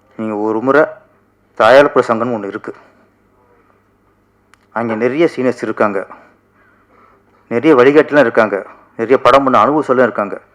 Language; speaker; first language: Tamil; native; Tamil